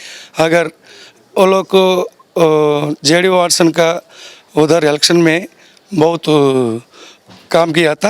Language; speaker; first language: Hindi; non-native, local second language; Telugu